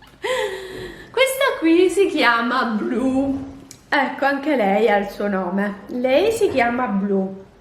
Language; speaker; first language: Italian; native; Italian